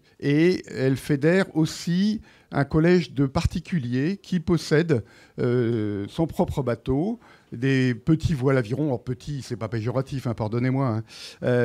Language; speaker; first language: French; native; French